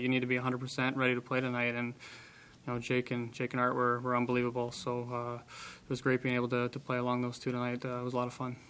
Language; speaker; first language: English; native; English